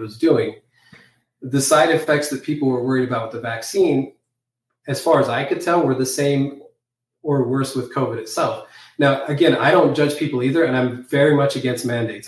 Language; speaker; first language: English; native; English